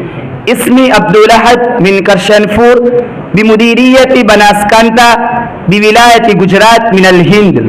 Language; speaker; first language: Arabic; non-native, learner; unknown